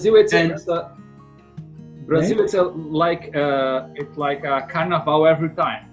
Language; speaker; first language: English; non-native, learner; Portuguese